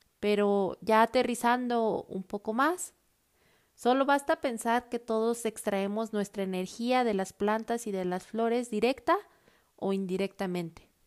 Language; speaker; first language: Spanish; native; Spanish